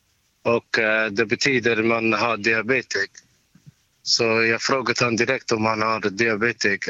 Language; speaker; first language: Swedish; non-native, learner; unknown